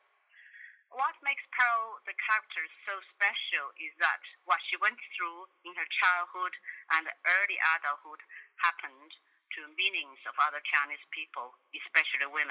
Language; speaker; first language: English; non-native, fluent; Chinese